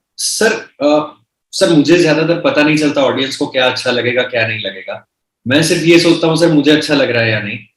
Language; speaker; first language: Hindi; non-native, local second language; Gujarati